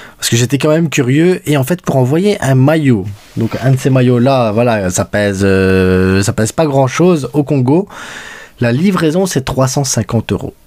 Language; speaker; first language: French; early bilingual, other home language; Spanish